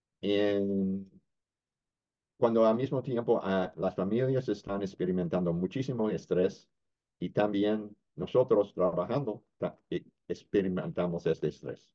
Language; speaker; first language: Spanish; non-native, fluent; English